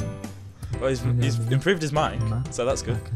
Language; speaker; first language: English; native; English